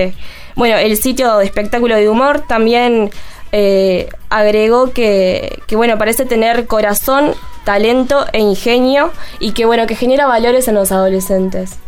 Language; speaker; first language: Spanish; native; Spanish